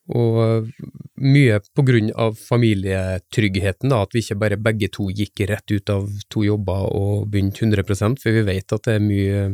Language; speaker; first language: Norwegian; native; Norwegian